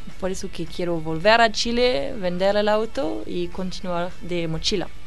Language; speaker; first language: Spanish; non-native, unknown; French